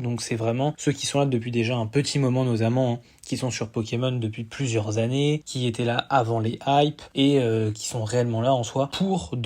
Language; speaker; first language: French; native; French